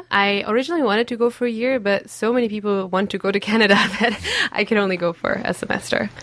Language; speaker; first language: English; non-native, fluent; German